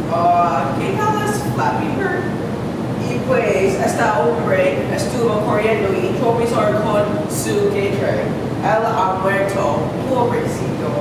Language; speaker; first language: Spanish; non-native, learner; English